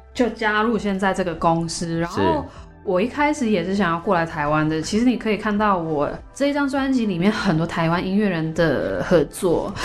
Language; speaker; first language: Chinese; non-native, local second language; Cantonese